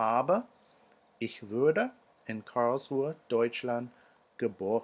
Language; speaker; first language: German; non-native, fluent; English